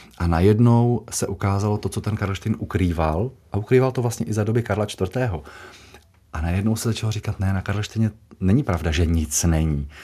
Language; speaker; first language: Czech; native; Czech